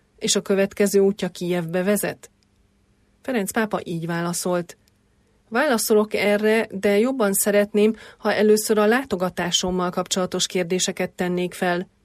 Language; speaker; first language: Hungarian; native; Hungarian